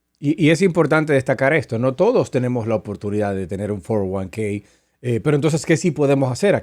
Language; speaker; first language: Spanish; native; Spanish